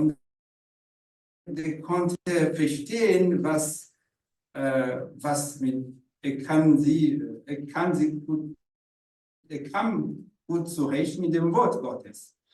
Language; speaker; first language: German; non-native, fluent; Rundi